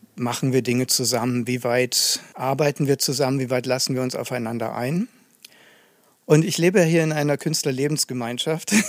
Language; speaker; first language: German; native; German